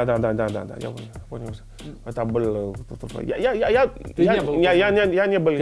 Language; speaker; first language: Russian; non-native, learner; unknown